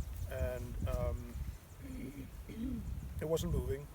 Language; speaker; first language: English; native; English